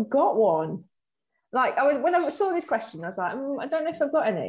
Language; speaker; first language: English; native; English